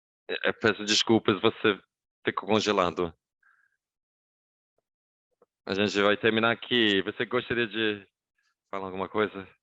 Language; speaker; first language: Portuguese; non-native, fluent; English